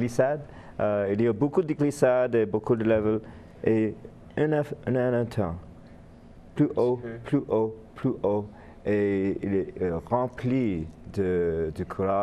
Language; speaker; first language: French; non-native, learner; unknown